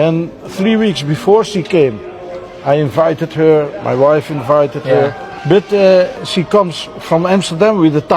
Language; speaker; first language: English; non-native, learner; Dutch